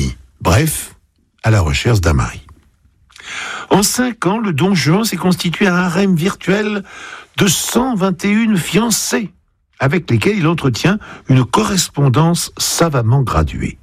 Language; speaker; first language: French; native; French